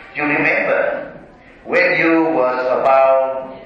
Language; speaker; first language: English; non-native, learner; Vietnamese